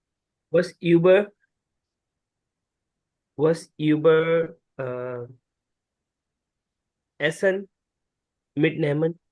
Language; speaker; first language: German; non-native, learner; Urdu